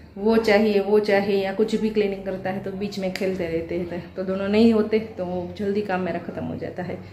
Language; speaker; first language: Hindi; non-native, local second language; Gujarati